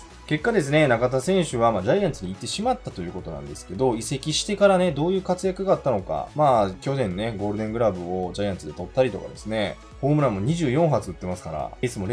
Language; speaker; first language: Japanese; native; Japanese